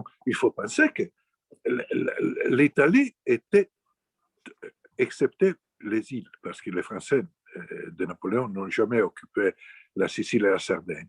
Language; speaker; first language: French; non-native, fluent; Italian